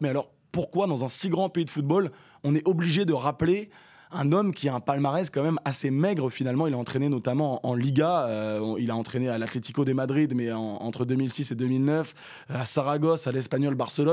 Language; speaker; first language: French; native; French